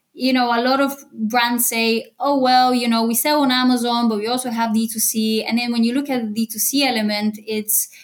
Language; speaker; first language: English; non-native, fluent; Bulgarian